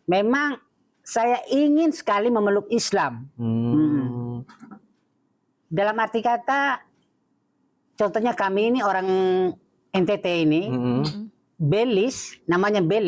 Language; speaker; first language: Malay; non-native, fluent; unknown